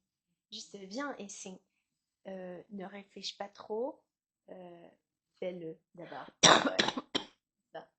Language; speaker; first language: French; non-native, learner; Chinese